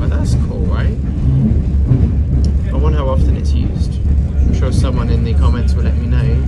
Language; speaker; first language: English; native; English